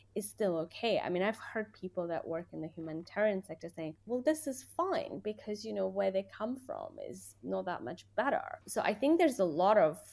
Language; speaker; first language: English; early bilingual, other home language; Persian